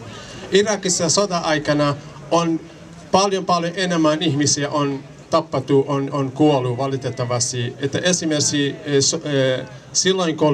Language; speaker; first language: Finnish; non-native, learner; Kurdish